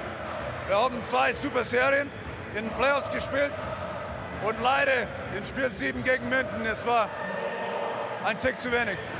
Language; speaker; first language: German; non-native, fluent; English